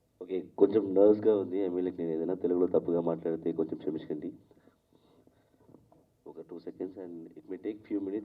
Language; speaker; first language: Telugu; non-native, learner; Malayalam